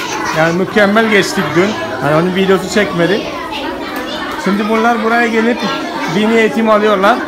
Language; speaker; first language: Turkish; non-native, fluent; Malayalam